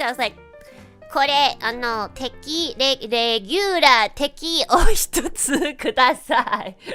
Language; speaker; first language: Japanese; non-native, learner; English